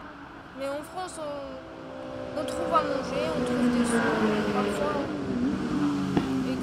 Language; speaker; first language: French; non-native, fluent; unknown